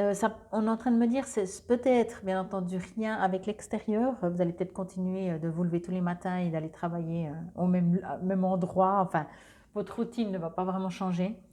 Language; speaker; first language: French; native; French